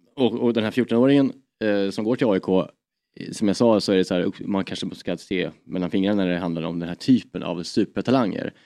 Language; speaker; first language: Swedish; native; Swedish